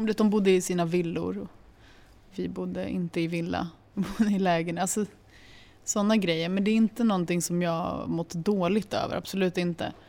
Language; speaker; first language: Swedish; early bilingual, other home language; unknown